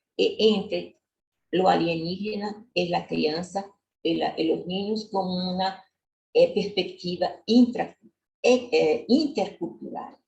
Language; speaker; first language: Spanish; non-native, learner; Portuguese